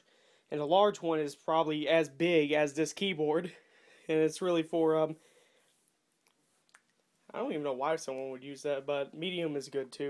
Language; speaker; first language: English; native; English